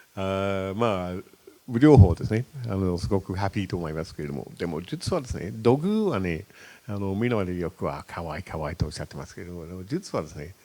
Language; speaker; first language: Japanese; non-native, fluent; English